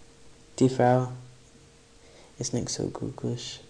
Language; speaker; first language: German; non-native, learner; English